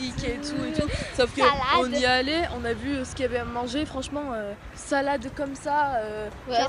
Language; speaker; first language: French; native; French